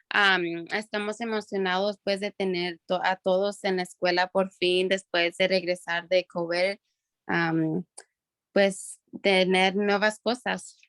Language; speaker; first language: Spanish; early bilingual, other home language; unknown